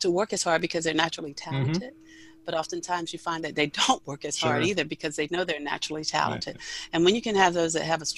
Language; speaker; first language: English; native; English